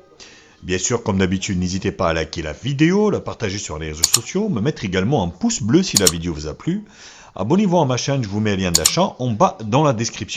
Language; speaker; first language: French; native; French